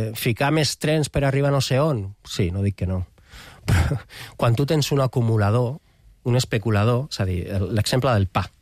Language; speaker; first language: Catalan; non-native, local second language; Spanish